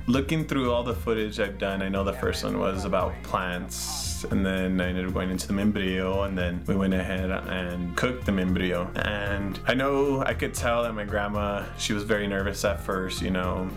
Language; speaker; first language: English; early bilingual, other home language; Spanish